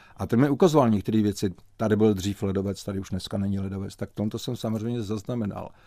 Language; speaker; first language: Czech; native; Czech